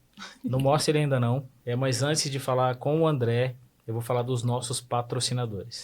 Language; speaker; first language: Portuguese; native; Portuguese